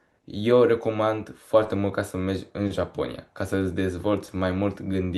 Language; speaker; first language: Romanian; early bilingual, heritage; Romanian